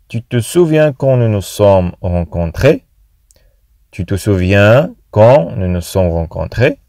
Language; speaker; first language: French; non-native, fluent; Arabic